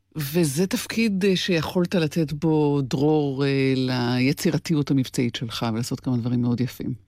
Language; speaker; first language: Hebrew; native; Hebrew